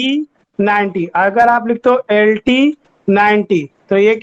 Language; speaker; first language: Hindi; native; Hindi